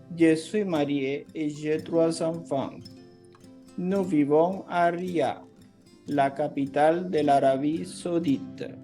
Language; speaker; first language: French; non-native, fluent; Spanish